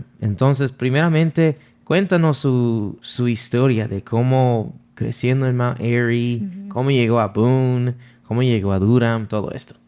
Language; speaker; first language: Spanish; non-native, fluent; English